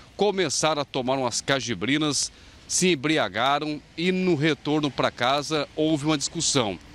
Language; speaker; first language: Portuguese; native; Portuguese